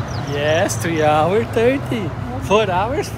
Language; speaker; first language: English; non-native, learner; Portuguese